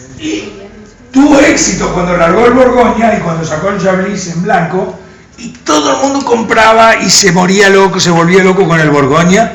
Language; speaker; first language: Spanish; native; Spanish